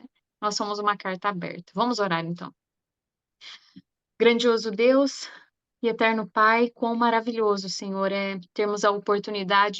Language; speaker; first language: Portuguese; native; Portuguese